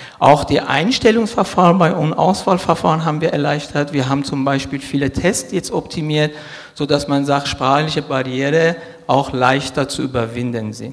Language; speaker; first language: German; non-native, fluent; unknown